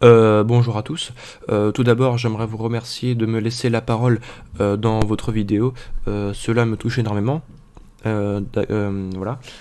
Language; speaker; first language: French; native; French